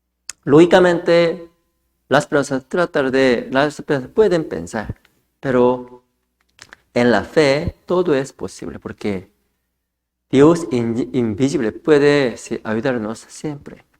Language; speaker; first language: Spanish; non-native, fluent; Korean